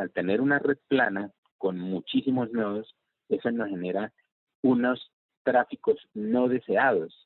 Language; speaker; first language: Spanish; native; Spanish